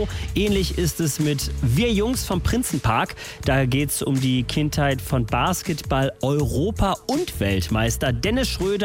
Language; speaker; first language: German; native; German